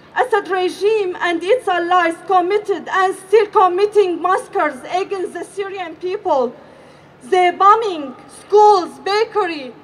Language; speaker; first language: English; non-native, fluent; Arabic